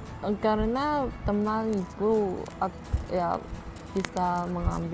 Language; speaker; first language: Indonesian; non-native, learner; Chinese